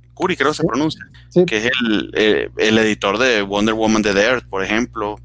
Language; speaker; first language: Spanish; native; Spanish